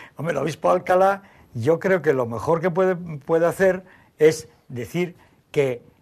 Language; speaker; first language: Spanish; native; Spanish